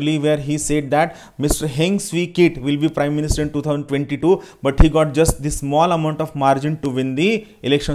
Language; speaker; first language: English; non-native, local second language; Marathi